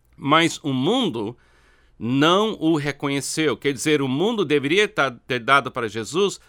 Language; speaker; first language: Portuguese; non-native, fluent; English